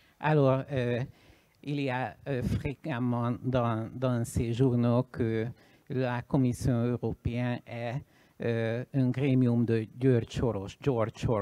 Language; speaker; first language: French; non-native, learner; Hungarian